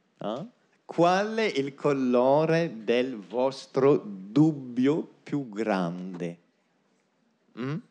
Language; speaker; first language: Italian; non-native, fluent; French